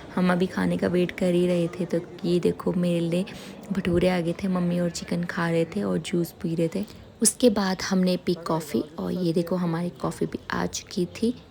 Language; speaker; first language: Hindi; native; Hindi